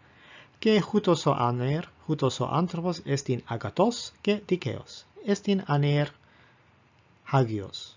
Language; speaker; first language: Greek; non-native, fluent; English